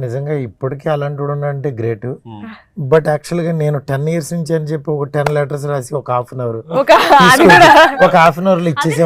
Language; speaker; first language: Telugu; native; Telugu